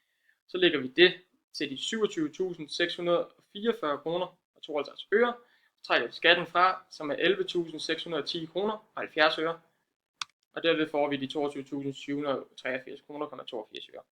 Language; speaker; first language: Danish; native; Danish